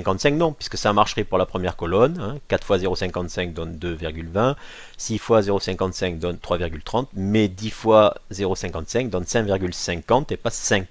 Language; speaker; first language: French; native; French